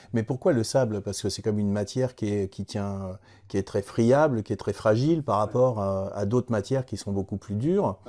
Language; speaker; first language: French; native; French